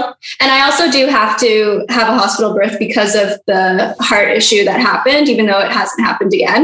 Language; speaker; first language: English; native; English